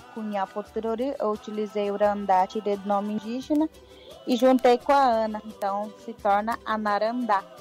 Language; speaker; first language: Portuguese; non-native, local second language; Guarani